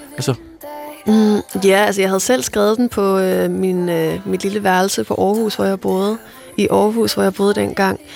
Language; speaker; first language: Danish; non-native, local second language; Faroese